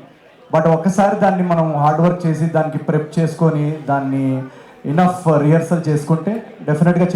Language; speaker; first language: Telugu; native; Telugu